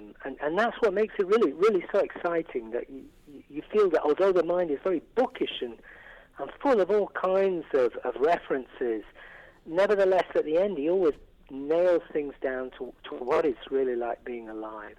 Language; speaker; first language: English; native; English